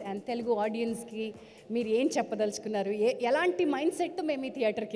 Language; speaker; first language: Telugu; native; Telugu